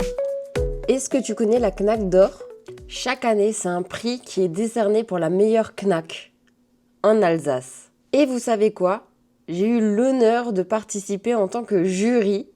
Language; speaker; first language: French; native; French